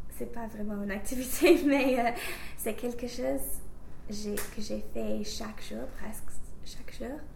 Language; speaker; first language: French; non-native, fluent; English